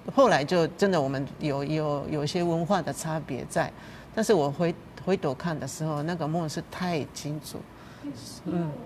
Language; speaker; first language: Chinese; non-native, fluent; Japanese